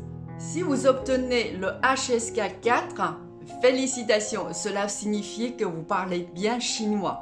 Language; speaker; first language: French; non-native, fluent; Chinese